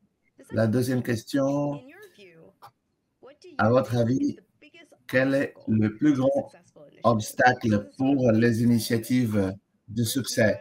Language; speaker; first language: French; non-native, fluent; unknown